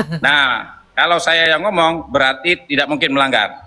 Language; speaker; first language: Indonesian; native; Indonesian